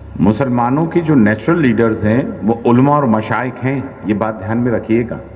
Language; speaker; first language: Urdu; native; Urdu